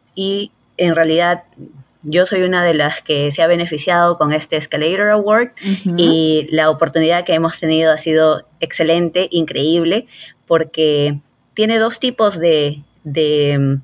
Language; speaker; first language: Spanish; native; Spanish